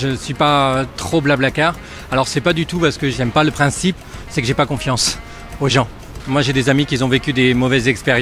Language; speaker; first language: French; native; French